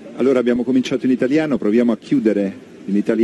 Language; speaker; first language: Italian; native; Italian